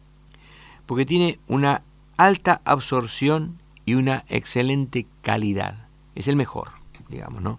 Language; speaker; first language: Spanish; native; Spanish